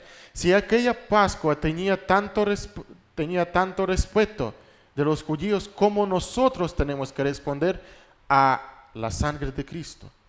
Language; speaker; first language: Spanish; non-native, fluent; Russian